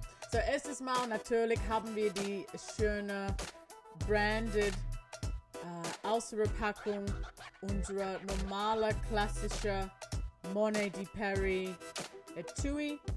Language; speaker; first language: German; non-native, learner; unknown